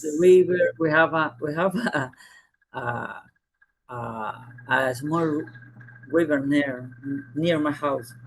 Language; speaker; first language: English; non-native, fluent; Spanish